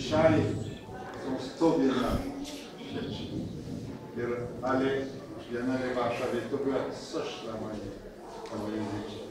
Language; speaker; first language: Polish; non-native, learner; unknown